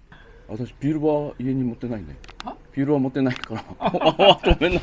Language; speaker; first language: Japanese; non-native, fluent; Korean